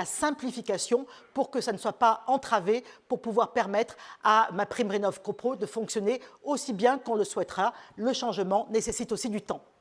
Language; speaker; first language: French; native; French